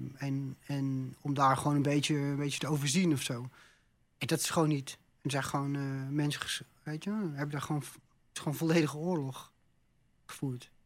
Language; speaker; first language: Dutch; native; Dutch